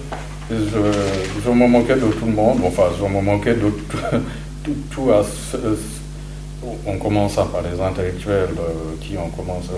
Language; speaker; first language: French; non-native, local second language; Kinyarwanda